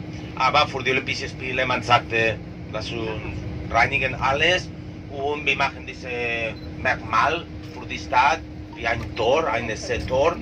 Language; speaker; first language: German; non-native, learner; Catalan